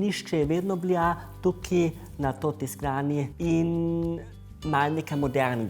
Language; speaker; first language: Slovenian; early bilingual, heritage; German